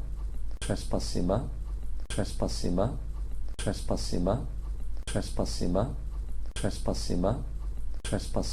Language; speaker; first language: Russian; non-native, learner; English